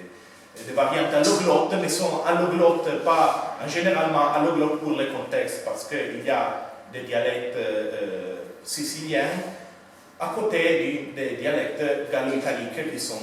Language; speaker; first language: French; non-native, fluent; Italian